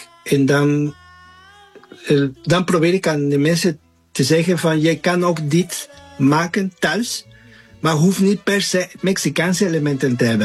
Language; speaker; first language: Dutch; early bilingual, other home language; Spanish